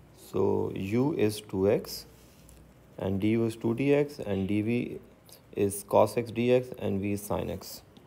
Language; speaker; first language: English; non-native, local second language; Urdu